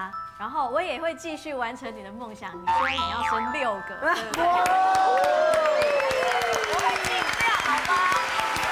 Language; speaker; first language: Chinese; native; Chinese